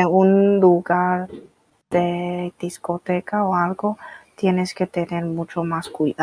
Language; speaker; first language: Spanish; non-native, fluent; Chinese